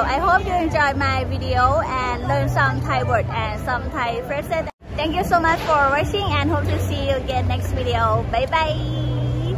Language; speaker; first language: English; non-native, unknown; Thai